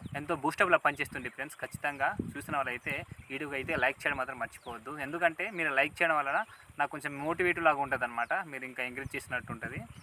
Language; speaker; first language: Telugu; native; Telugu